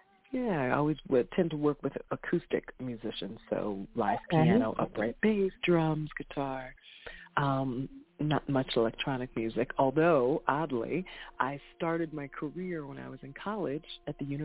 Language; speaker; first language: English; native; English